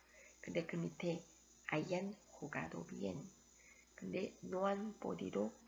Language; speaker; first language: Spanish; non-native, fluent; Korean